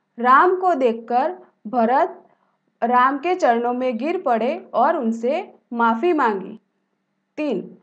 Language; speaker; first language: Hindi; non-native, local second language; Gujarati